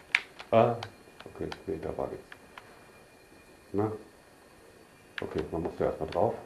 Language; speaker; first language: German; native; German